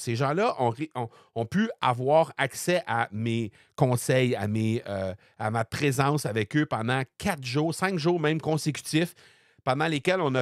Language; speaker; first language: French; native; French